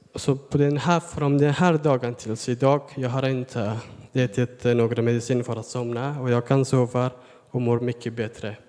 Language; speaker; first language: Swedish; non-native, learner; Persian